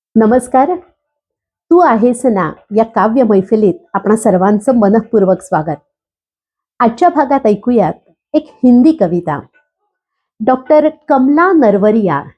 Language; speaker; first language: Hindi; non-native, local second language; Marathi